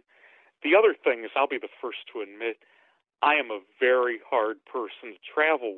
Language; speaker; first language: English; native; English